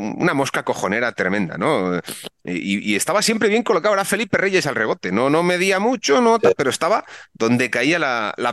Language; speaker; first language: Spanish; native; Spanish